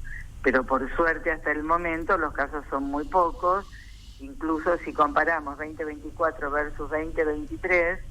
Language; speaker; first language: Spanish; native; Spanish